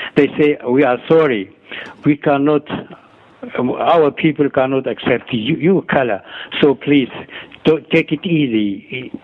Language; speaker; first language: English; non-native, learner; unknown